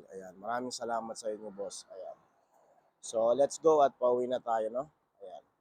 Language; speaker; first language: Filipino; native; Filipino